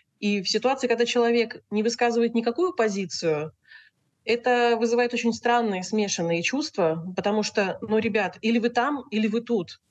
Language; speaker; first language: Russian; native; Russian